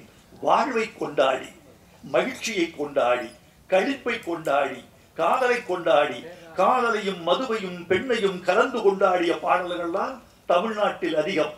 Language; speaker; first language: Tamil; native; Tamil